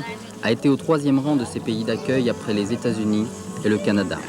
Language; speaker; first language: French; native; French